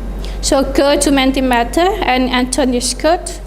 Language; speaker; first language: English; non-native, fluent; Indonesian